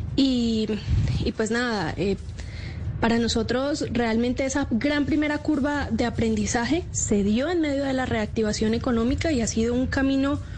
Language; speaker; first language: Spanish; native; Spanish